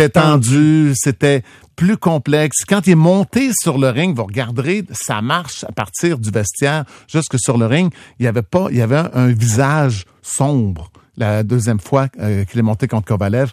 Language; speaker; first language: French; native; French